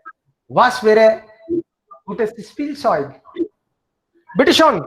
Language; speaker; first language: German; non-native, fluent; Hindi